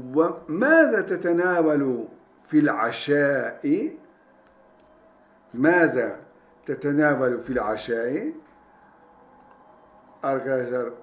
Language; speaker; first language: Arabic; non-native, fluent; Turkish